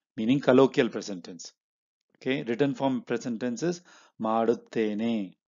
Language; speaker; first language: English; non-native, local second language; Hindi